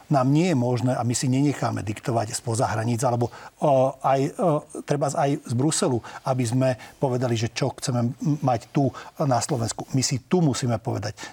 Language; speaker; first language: Slovak; non-native, local second language; Hungarian